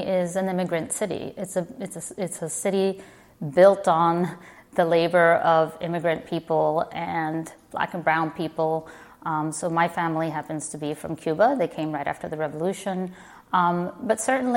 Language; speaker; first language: English; native; English